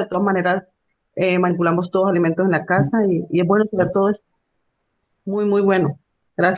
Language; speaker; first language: Spanish; native; Spanish